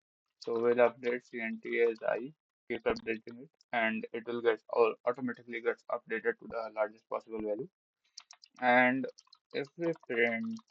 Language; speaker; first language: English; non-native, local second language; Hindi